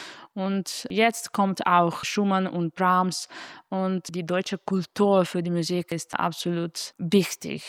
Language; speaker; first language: German; non-native, learner; Italian